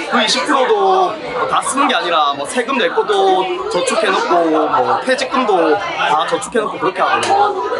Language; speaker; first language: Korean; native; Korean